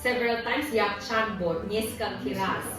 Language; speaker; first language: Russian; non-native, learner; Tajik